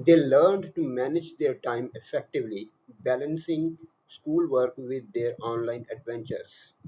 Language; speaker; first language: English; non-native, local second language; Urdu